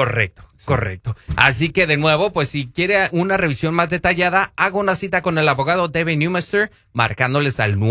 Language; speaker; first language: Spanish; native; Spanish